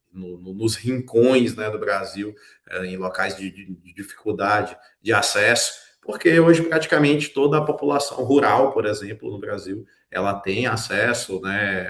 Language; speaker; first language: Portuguese; native; Portuguese